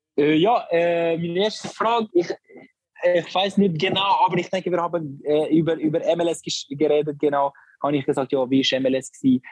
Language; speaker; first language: German; non-native, learner; Albanian